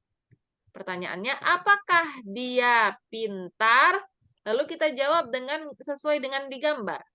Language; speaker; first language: Indonesian; native; Indonesian